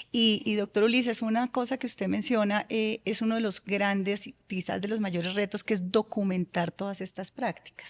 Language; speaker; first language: Spanish; native; Spanish